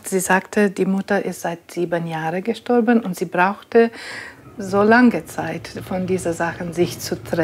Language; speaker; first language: German; non-native, fluent; Romanian